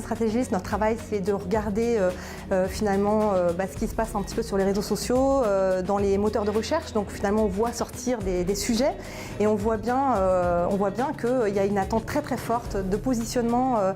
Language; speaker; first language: French; native; French